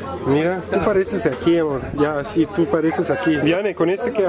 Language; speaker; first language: Spanish; native; Spanish